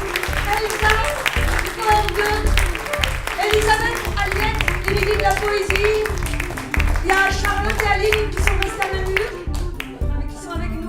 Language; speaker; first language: French; native; French